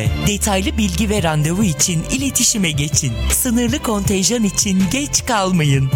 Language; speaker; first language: Turkish; native; Turkish